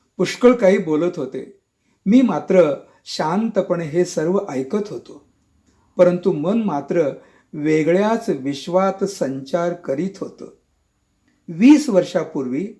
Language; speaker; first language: Marathi; non-native, local second language; Kannada